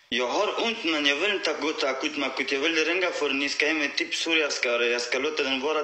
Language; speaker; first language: Swedish; non-native, learner; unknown